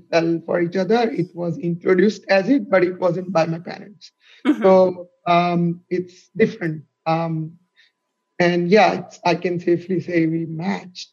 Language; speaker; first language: English; non-native, local second language; Gujarati